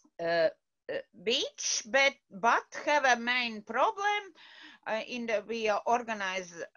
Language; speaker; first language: English; non-native, learner; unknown